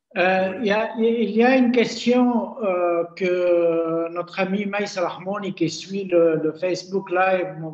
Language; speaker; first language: French; non-native, local second language; Arabic